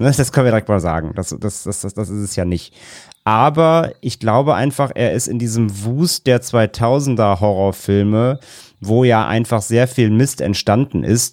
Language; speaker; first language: German; native; German